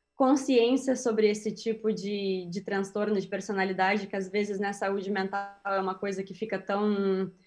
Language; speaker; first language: Portuguese; native; Portuguese